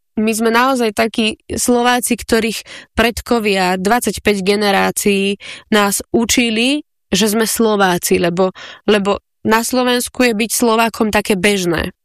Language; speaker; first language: Slovak; early bilingual, heritage; Slovak